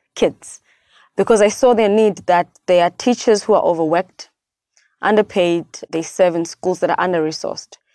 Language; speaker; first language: English; non-native, local second language; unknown